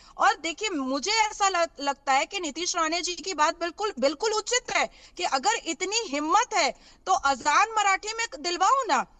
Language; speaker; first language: Hindi; native; Hindi